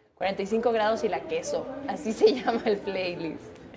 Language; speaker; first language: Spanish; native; Spanish